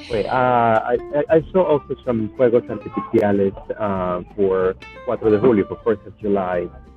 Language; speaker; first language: English; native; English